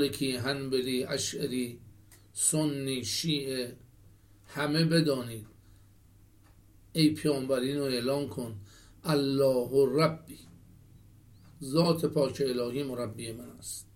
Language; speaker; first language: Persian; native; Persian